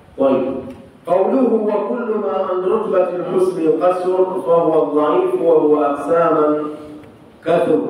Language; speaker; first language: Arabic; non-native, fluent; Swahili